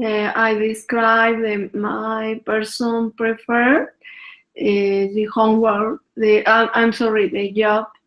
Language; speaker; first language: English; non-native, learner; Spanish